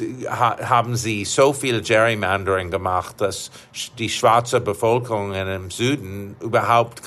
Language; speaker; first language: German; non-native, fluent; English